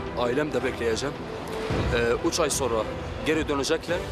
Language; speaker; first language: Turkish; non-native, learner; Arabic